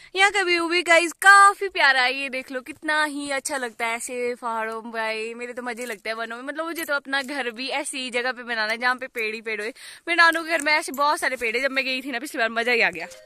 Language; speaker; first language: Hindi; native; Hindi